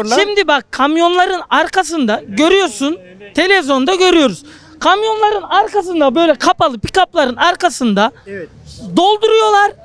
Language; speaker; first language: Turkish; native; Turkish